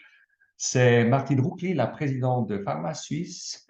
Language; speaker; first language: French; non-native, local second language; German